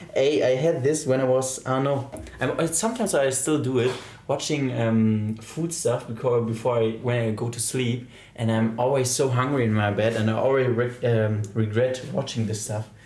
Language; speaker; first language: English; non-native, fluent; German